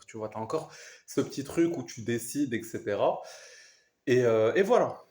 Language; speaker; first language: French; native; French